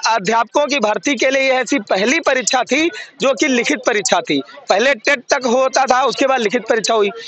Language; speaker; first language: Hindi; native; Hindi